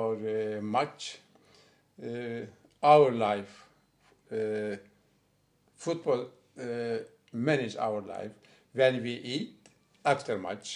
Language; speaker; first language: English; non-native, learner; Turkish